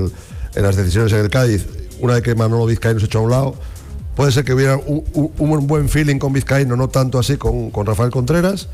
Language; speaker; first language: Spanish; native; Spanish